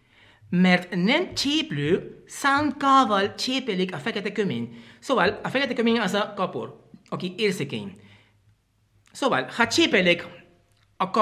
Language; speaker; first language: Hungarian; non-native, learner; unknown